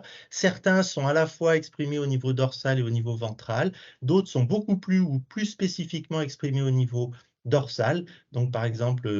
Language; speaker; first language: French; native; French